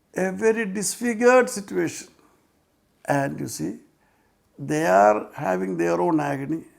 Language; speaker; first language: English; non-native, local second language; Malayalam